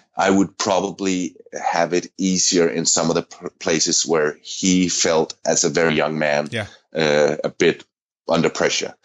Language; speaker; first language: English; non-native, fluent; Danish